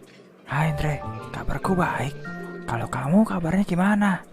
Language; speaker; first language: Indonesian; native; Indonesian